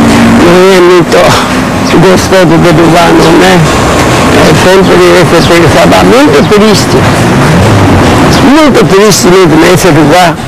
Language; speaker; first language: Portuguese; non-native, learner; Japanese